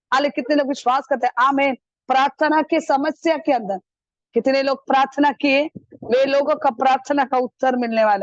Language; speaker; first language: Hindi; non-native, local second language; Malayalam